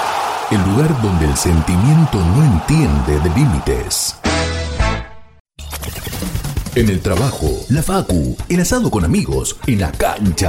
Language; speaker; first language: Spanish; native; Spanish